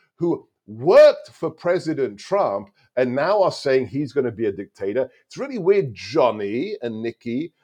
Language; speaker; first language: English; non-native, local second language; Hungarian